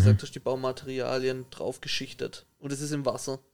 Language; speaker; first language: German; native; German